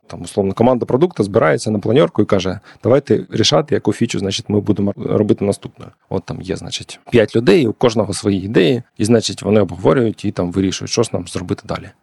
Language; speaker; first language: Ukrainian; non-native, local second language; Russian